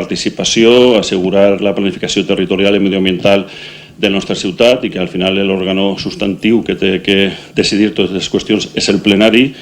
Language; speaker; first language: Catalan; native; Catalan